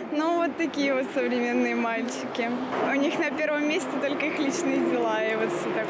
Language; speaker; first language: Russian; native; Russian